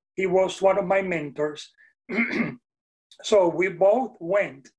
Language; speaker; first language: English; non-native, fluent; Spanish